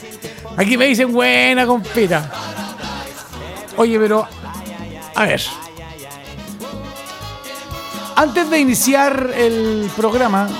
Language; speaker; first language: Spanish; native; Spanish